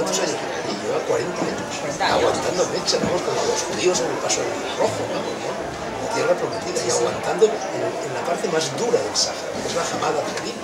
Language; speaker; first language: Spanish; native; Spanish